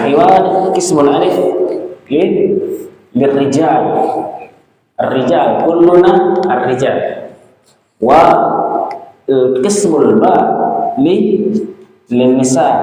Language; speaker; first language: Arabic; non-native, fluent; Indonesian